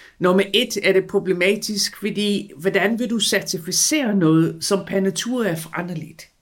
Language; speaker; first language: Danish; non-native, fluent; English